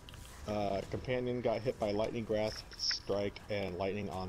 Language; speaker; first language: English; native; English